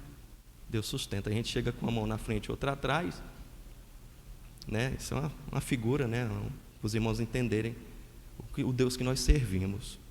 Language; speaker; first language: Portuguese; native; Portuguese